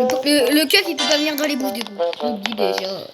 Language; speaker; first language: French; native; French